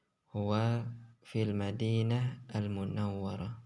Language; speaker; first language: Arabic; non-native, fluent; Indonesian